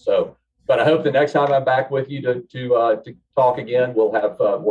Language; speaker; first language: English; native; English